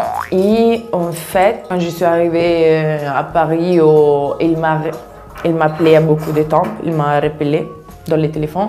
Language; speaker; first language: French; non-native, learner; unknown